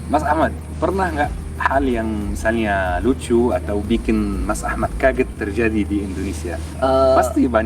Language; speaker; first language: Indonesian; non-native, fluent; Arabic